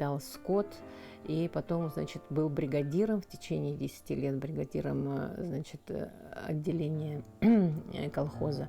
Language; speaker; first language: Russian; non-native, local second language; Yakut